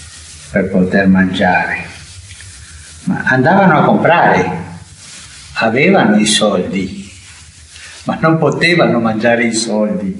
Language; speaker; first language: Italian; non-native, fluent; Spanish